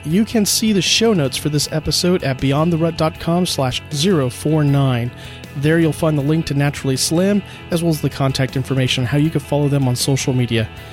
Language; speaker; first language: English; native; English